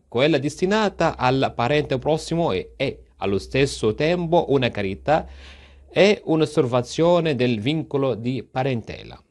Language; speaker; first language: Italian; non-native, fluent; Arabic